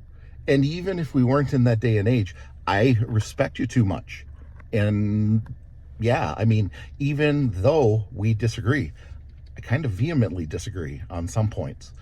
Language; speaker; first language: English; native; English